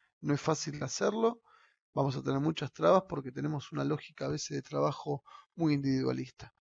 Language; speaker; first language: Spanish; native; Spanish